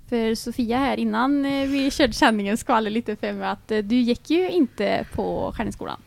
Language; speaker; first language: Swedish; native; Swedish